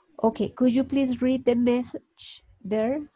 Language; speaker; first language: English; non-native, fluent; Spanish